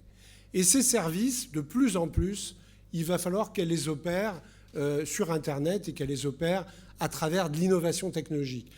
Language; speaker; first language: French; native; French